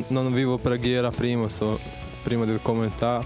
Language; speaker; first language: Italian; non-native, fluent; Bosnian